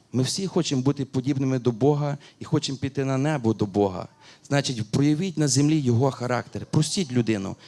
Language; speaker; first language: Ukrainian; native; Ukrainian